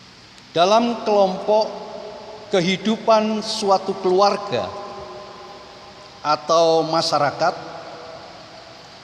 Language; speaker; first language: Indonesian; native; Indonesian